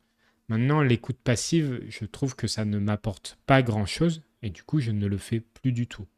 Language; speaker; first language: French; native; French